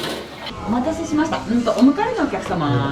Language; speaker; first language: Japanese; native; Japanese